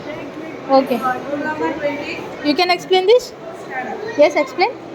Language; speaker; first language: English; non-native, local second language; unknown